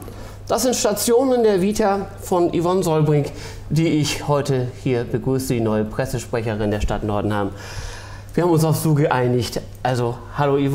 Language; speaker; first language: German; native; German